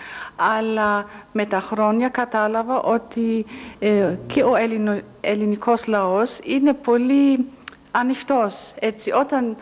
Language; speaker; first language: Greek; non-native, fluent; German